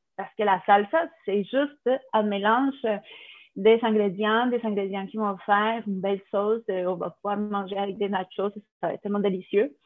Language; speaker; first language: French; non-native, fluent; Spanish